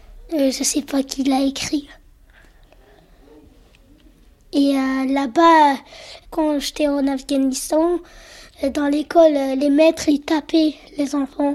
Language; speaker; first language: French; early bilingual, other home language; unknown